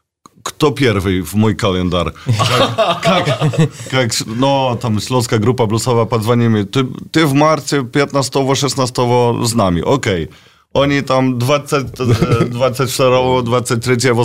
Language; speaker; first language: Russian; non-native, learner; Polish